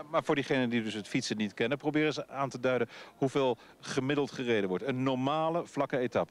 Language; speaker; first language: Dutch; native; Dutch